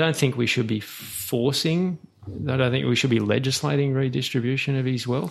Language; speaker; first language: English; native; English